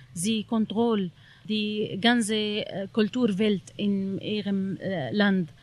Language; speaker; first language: German; non-native, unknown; Arabic